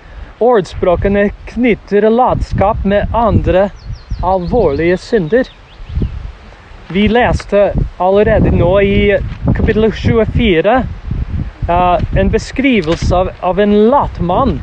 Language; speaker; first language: Norwegian; non-native, fluent; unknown